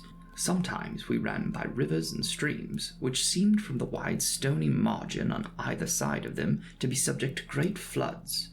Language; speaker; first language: English; native; English